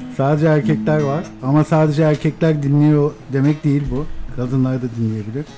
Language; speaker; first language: Turkish; native; Turkish